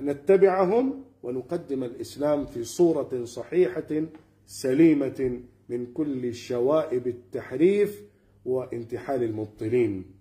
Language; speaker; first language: Arabic; non-native, fluent; Urdu